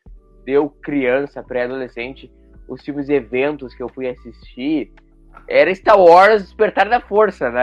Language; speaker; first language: Portuguese; native; Portuguese